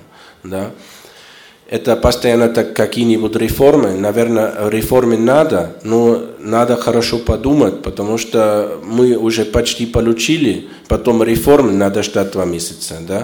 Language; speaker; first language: Russian; non-native, fluent; German